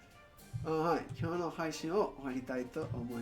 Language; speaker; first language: Japanese; non-native, learner; English